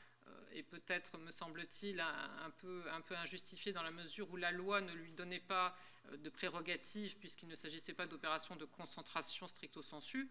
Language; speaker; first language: French; native; French